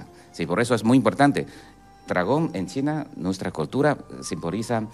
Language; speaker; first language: Spanish; non-native, fluent; Chinese